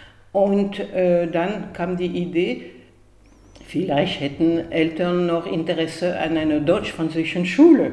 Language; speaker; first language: German; non-native, fluent; French